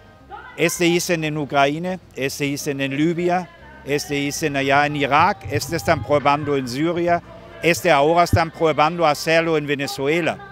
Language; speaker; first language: Spanish; non-native, fluent; German